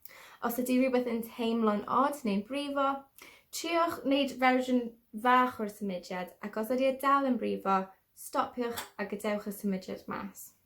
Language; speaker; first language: Welsh; non-native, local second language; English